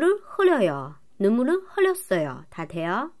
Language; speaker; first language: Korean; non-native, fluent; Chinese